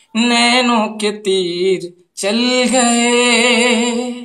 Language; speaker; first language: Hindi; native; Hindi